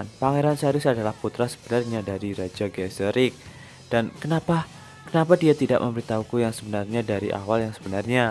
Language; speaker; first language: Indonesian; native; Indonesian